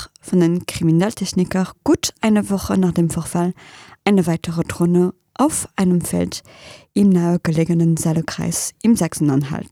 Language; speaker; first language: German; non-native, fluent; French